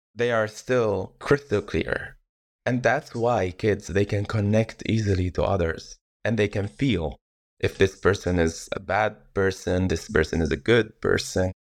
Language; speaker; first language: English; non-native, fluent; Arabic